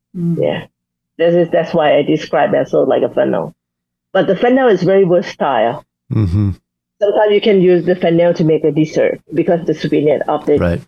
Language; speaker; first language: English; non-native, fluent; Thai